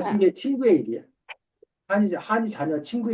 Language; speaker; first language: Korean; native; Korean